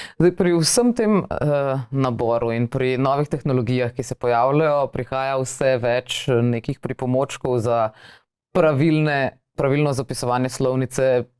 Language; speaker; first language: Slovenian; native; Slovenian